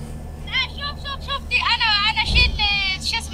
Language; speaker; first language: Arabic; non-native, learner; Oromo